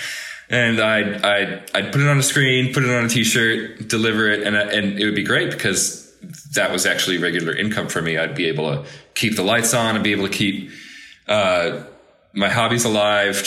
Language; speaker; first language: English; native; English